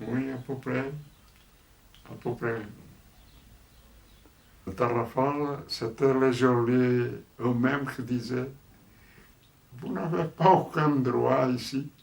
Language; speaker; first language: French; non-native, fluent; Portuguese